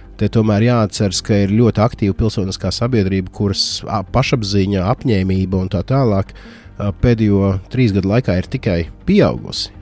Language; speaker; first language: Latvian; native; Latvian